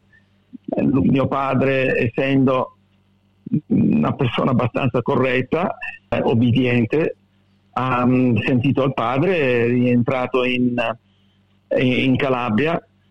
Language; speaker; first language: Italian; early bilingual, heritage; Italian